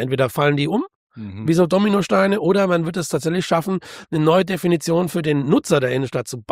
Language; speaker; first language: German; native; German